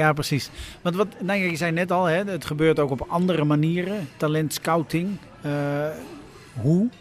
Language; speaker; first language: Dutch; native; Dutch